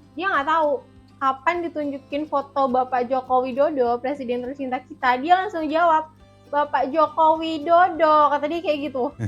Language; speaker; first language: Indonesian; native; Indonesian